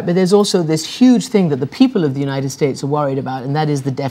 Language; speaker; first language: English; native; English